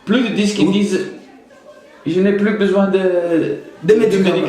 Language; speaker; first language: French; non-native, fluent; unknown